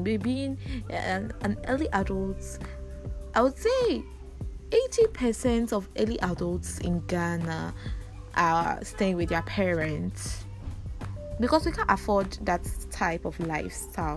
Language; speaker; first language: English; non-native, local second language; Akan